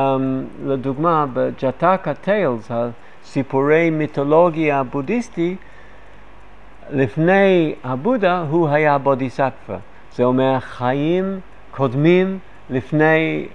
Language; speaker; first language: Hebrew; non-native, fluent; English